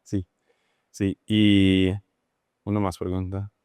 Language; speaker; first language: Spanish; non-native, learner; English